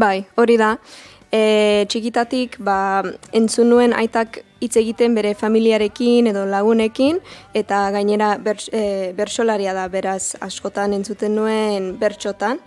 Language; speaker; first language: Basque; non-native, learner; English